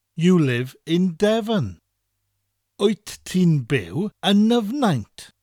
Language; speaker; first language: Welsh; non-native, fluent; English